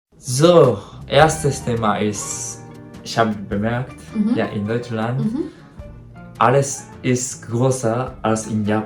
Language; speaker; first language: German; non-native, learner; Japanese